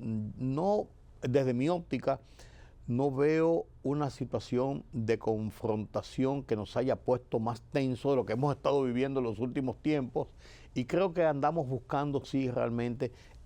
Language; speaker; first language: Spanish; native; Spanish